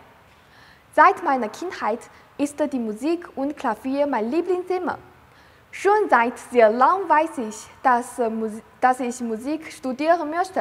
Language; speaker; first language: German; non-native, learner; Chinese